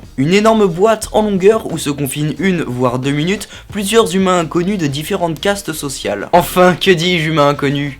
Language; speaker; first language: French; native; French